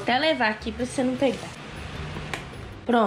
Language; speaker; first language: Portuguese; native; Portuguese